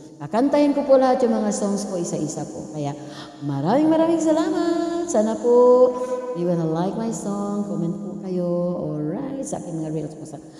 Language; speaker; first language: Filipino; non-native, local second language; Cebuano